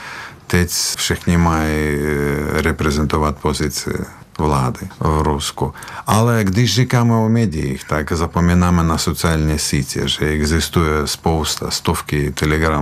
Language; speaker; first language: Czech; non-native, fluent; Belarusian